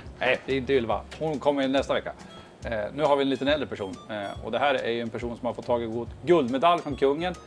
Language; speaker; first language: Swedish; native; Swedish